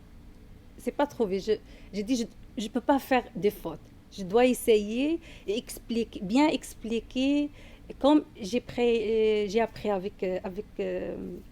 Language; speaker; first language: French; non-native, learner; Arabic